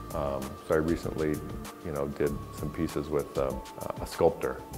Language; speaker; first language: English; native; English